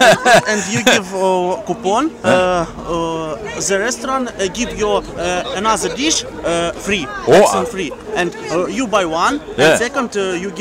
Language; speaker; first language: English; non-native, learner; Russian